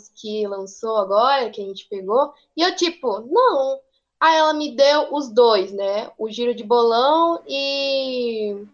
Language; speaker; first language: Portuguese; native; Portuguese